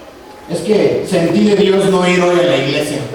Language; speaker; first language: Spanish; native; Spanish